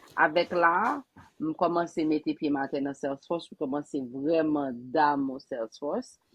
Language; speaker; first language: French; non-native, local second language; Haitian Creole